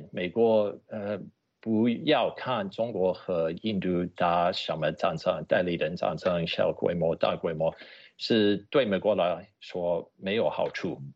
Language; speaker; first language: Chinese; non-native, fluent; English